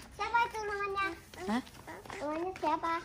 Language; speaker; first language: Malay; non-native, learner; Japanese